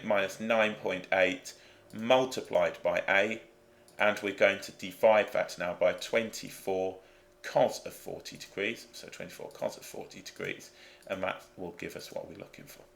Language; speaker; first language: English; native; English